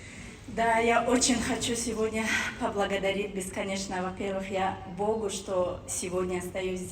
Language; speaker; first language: Russian; non-native, fluent; Tajik